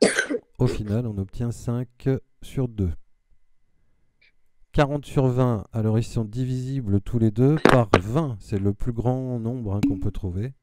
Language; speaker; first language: French; native; French